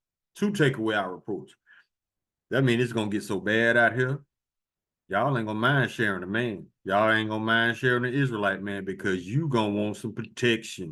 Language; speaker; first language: English; native; English